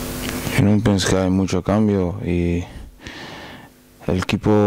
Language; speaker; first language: Spanish; non-native, learner; Portuguese